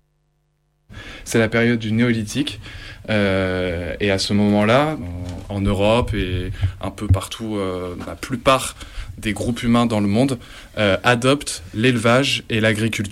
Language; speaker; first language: French; native; French